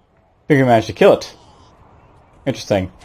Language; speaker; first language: English; native; English